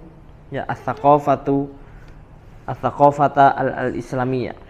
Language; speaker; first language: Arabic; non-native, fluent; Indonesian